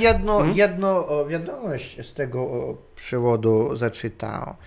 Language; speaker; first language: Polish; non-native, learner; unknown